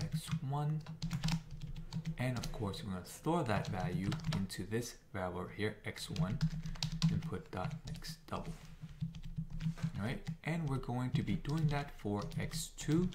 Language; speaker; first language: English; native; English